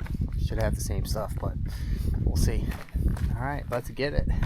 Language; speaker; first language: English; native; English